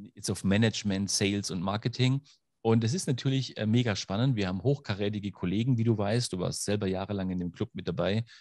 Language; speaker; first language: German; native; German